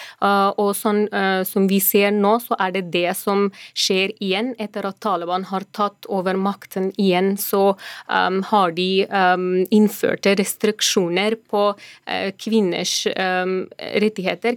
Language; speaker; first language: Norwegian; non-native, fluent; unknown